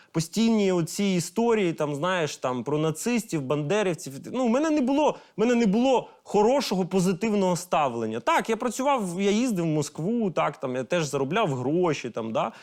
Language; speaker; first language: Ukrainian; non-native, local second language; Russian